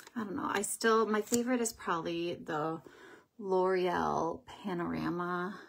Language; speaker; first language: English; native; English